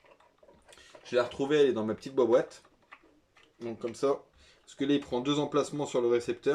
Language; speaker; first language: French; native; French